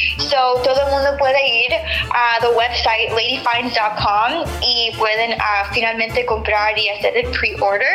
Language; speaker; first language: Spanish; early bilingual, heritage; English